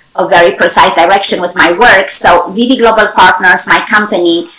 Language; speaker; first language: English; non-native, fluent; Romanian